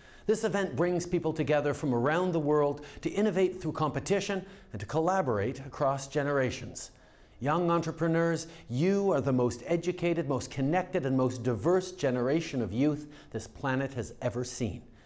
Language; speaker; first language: English; native; English